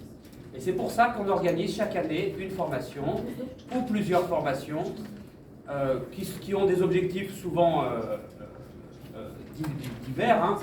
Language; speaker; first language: French; native; French